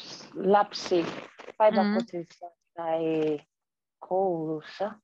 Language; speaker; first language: Finnish; non-native, learner; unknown